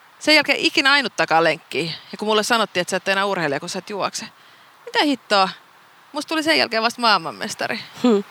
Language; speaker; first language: Finnish; non-native, local second language; Swedish